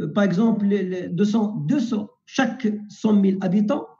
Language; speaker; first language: French; non-native, local second language; Arabic